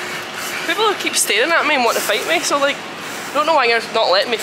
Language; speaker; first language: English; native; English